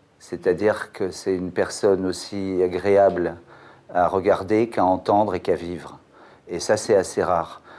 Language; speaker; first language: French; native; French